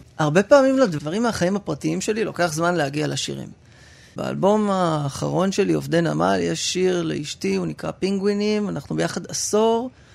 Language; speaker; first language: Hebrew; native; Hebrew